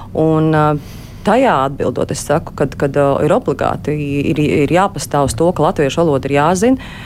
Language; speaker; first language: Latvian; native; Latvian